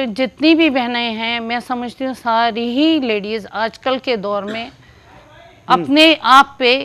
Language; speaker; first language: Hindi; native; Hindi